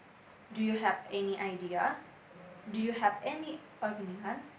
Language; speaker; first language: English; non-native, learner; Indonesian